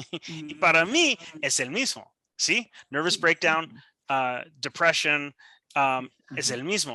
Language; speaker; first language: Spanish; non-native, learner; English